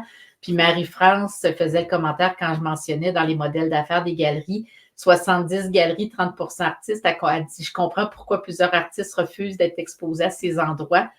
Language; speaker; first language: French; native; French